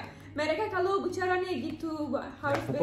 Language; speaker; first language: Indonesian; non-native, learner; Turkish